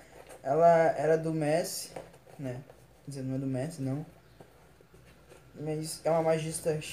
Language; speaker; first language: Portuguese; native; Portuguese